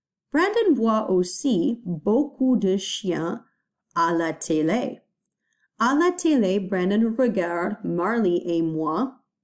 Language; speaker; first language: French; non-native, fluent; English